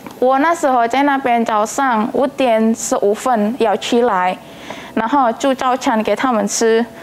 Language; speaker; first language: Chinese; non-native, learner; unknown